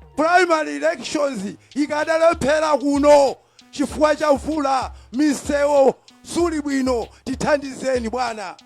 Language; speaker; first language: Nyanja; native; Nyanja